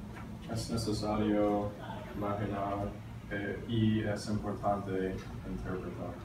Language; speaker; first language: Spanish; non-native, learner; English